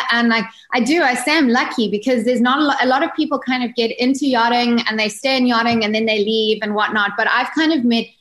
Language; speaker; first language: English; native; English